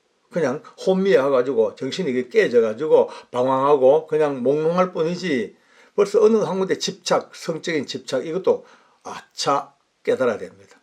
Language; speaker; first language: Korean; native; Korean